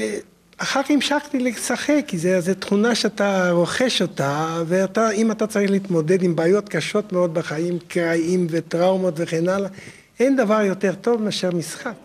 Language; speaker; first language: Hebrew; non-native, fluent; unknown